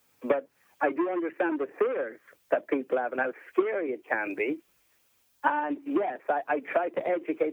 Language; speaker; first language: English; native; English